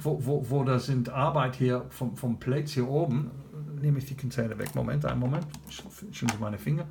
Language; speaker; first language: German; non-native, learner; English